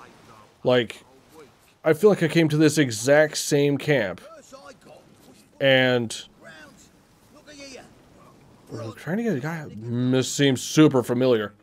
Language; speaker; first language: English; native; English